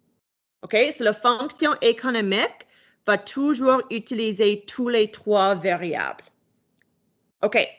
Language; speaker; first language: French; non-native, local second language; English